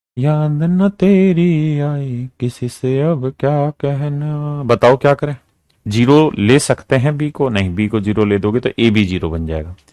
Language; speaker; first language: Hindi; native; Hindi